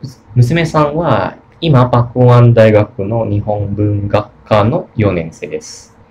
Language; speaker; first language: Japanese; non-native, learner; Indonesian